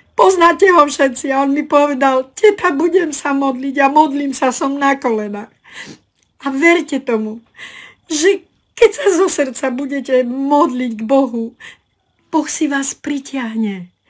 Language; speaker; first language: Slovak; non-native, local second language; Romany